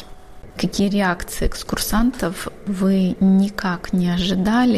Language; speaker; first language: Russian; native; Russian